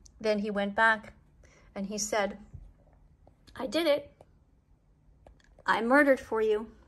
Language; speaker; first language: English; native; English